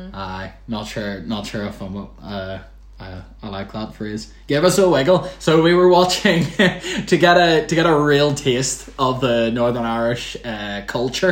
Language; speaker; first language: English; native; English